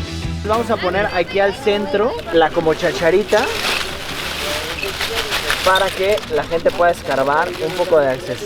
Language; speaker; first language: Spanish; native; Spanish